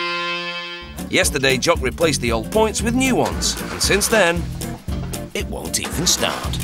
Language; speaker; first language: English; native; English